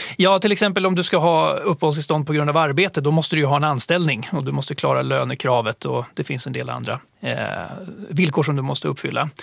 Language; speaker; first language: Swedish; native; Swedish